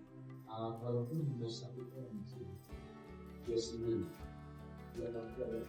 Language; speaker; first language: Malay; non-native, learner; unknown